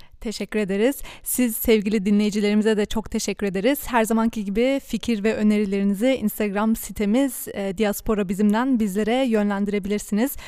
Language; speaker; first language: Turkish; early bilingual, heritage; Turkish